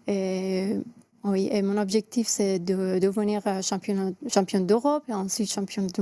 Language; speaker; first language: French; non-native, fluent; Persian